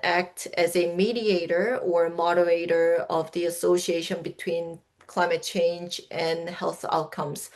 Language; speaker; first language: English; non-native, fluent; Korean